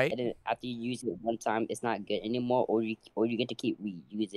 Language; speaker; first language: English; native; English